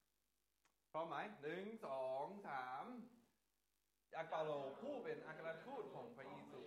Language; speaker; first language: Thai; non-native, fluent; English